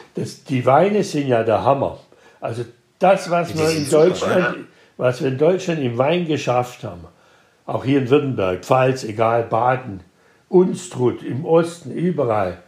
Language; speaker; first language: German; native; German